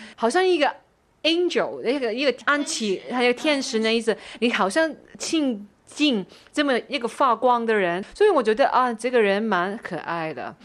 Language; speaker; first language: Chinese; non-native, fluent; Cantonese